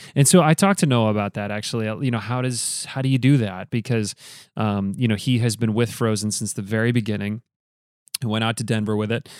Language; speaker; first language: English; native; English